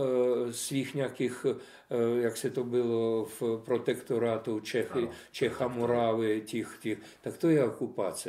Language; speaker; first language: Czech; non-native, fluent; Russian